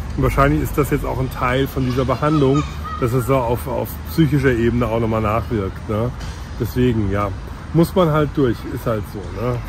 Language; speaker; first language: German; native; German